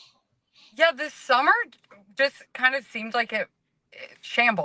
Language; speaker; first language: English; native; English